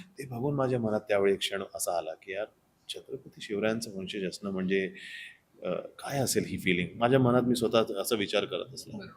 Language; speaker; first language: Marathi; non-native, local second language; Hindi